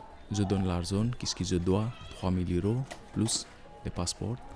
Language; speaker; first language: French; non-native, learner; Nepali